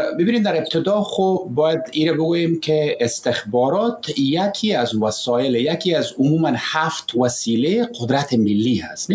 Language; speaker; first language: Persian; native; Persian